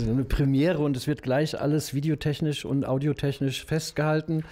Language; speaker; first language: German; native; German